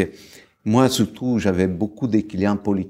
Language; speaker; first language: French; non-native, fluent; Italian